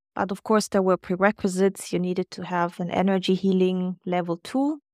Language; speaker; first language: English; non-native, fluent; German